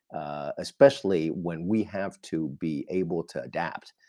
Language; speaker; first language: English; non-native, fluent; Vietnamese